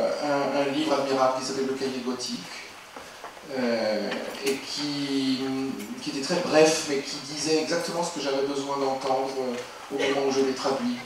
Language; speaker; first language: French; native; French